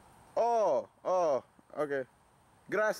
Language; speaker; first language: Spanish; non-native, learner; English